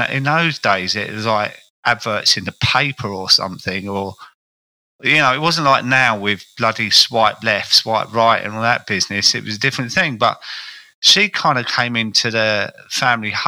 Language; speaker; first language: English; native; English